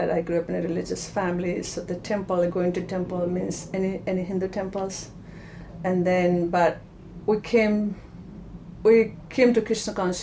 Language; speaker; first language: English; non-native, local second language; Nepali